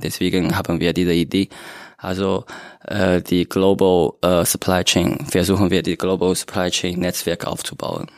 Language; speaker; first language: German; non-native, learner; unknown